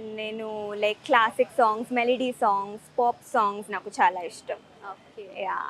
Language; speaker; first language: Telugu; early bilingual, heritage; Telugu